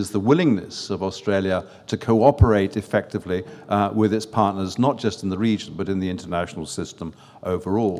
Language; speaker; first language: English; non-native, fluent; French